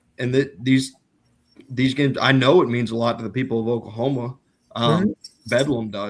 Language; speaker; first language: English; native; English